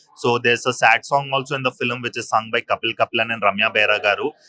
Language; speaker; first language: English; non-native, local second language; Telugu